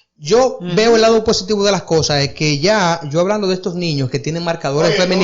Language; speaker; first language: Spanish; native; Spanish